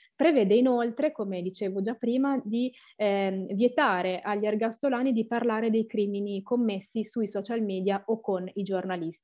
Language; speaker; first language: Italian; native; Italian